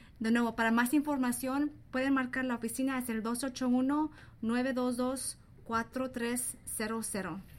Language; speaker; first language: Spanish; early bilingual, heritage; English